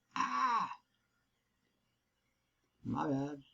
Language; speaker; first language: English; native; English